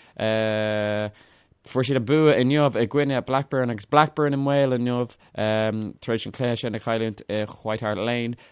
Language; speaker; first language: Irish; non-native, local second language; English